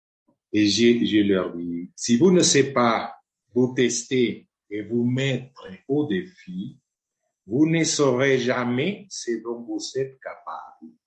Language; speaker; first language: French; non-native, fluent; Spanish